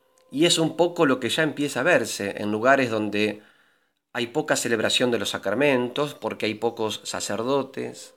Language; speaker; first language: Spanish; native; Spanish